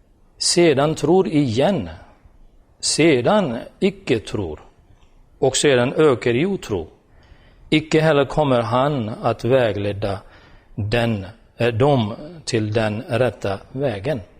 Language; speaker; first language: Swedish; non-native, fluent; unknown